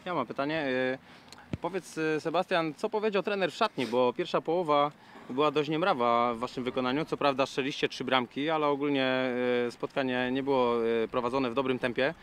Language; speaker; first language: Polish; native; Polish